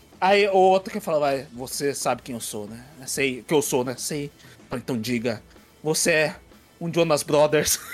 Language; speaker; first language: Portuguese; native; Portuguese